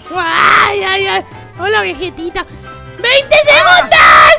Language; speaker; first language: Spanish; native; Spanish